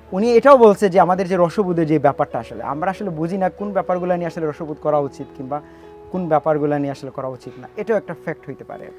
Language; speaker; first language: Bangla; native; Bangla